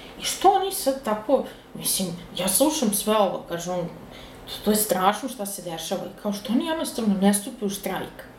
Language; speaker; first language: Serbian; native; Serbian